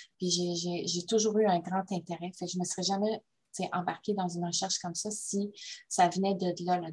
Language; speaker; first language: French; native; French